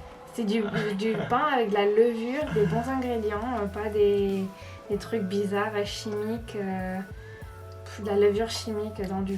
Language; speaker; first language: French; native; French